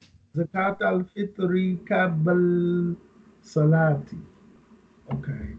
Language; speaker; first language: Arabic; non-native, learner; English